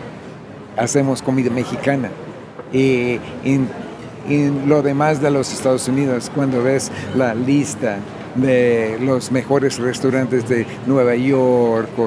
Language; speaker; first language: Spanish; non-native, fluent; English